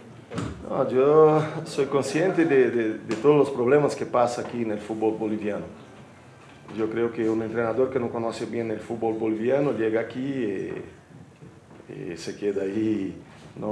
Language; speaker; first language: Spanish; non-native, fluent; Portuguese